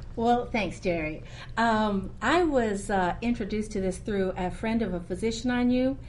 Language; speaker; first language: English; native; English